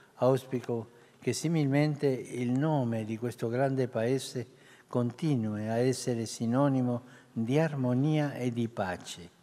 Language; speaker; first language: Italian; early bilingual, heritage; Spanish